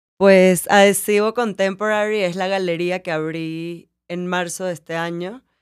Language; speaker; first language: Spanish; native; Spanish